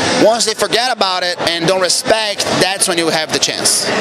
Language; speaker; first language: English; non-native, fluent; Portuguese